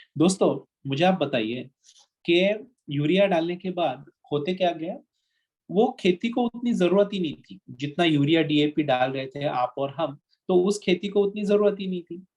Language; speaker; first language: Hindi; non-native, local second language; Marathi